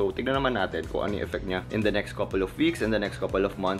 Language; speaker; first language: English; non-native, local second language; Filipino